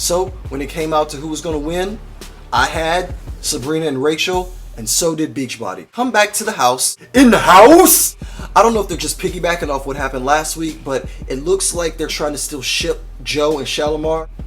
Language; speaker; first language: English; native; English